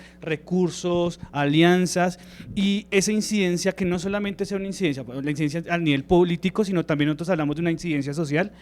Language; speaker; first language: Spanish; native; Spanish